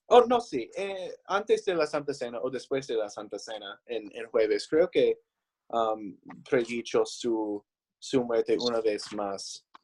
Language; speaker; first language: Spanish; non-native, fluent; English